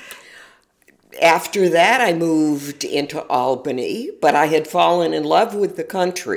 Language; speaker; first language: English; native; English